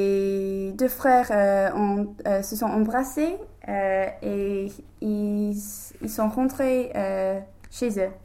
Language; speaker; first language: French; non-native, learner; English